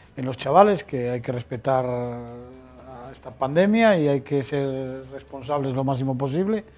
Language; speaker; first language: Spanish; native; Spanish